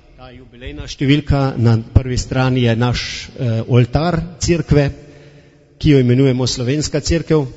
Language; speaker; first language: Slovenian; native; Slovenian